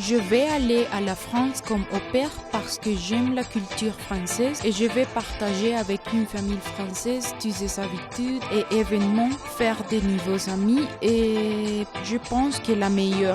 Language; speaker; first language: French; non-native, learner; Spanish